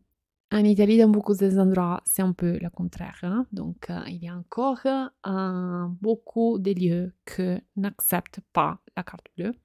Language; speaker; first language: French; non-native, fluent; Italian